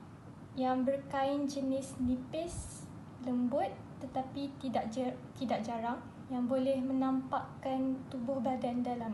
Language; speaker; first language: Malay; native; Malay